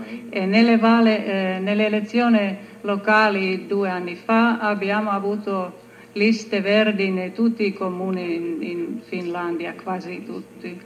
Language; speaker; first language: Italian; non-native, learner; Finnish